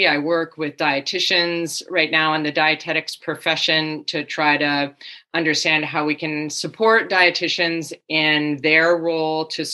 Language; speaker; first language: English; native; English